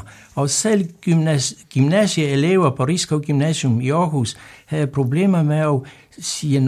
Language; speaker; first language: Danish; non-native, fluent; Polish